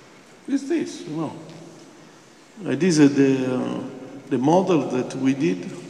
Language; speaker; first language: English; non-native, fluent; Italian